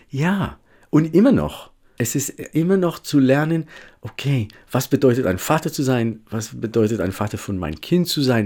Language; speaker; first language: German; non-native, fluent; Hebrew